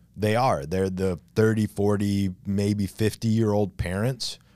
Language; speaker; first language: English; native; English